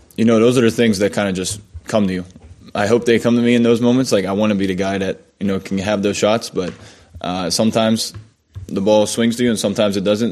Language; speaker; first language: English; native; English